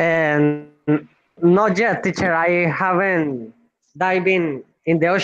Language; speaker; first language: English; non-native, learner; Spanish